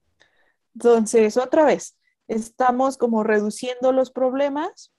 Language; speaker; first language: Spanish; native; Spanish